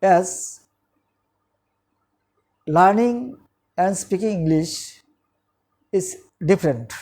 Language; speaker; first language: English; non-native, local second language; Bangla